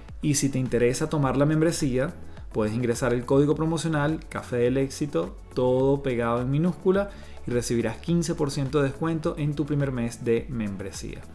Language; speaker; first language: Spanish; native; Spanish